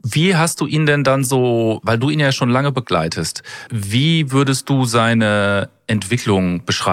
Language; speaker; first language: German; native; German